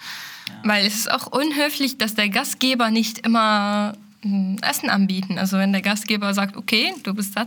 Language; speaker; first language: German; non-native, fluent; Arabic